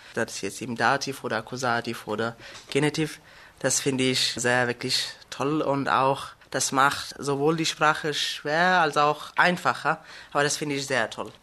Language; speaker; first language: German; non-native, fluent; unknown